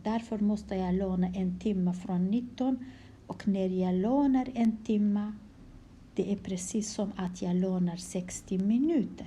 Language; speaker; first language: Swedish; non-native, fluent; Kurdish